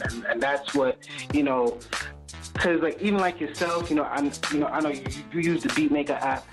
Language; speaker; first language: English; native; English